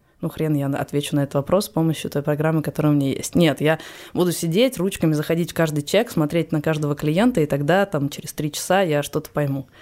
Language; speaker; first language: Russian; native; Russian